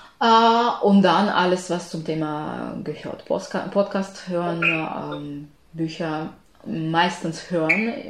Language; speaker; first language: German; non-native, fluent; Ukrainian